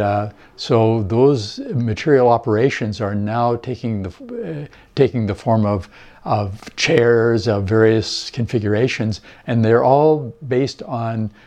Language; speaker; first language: English; native; English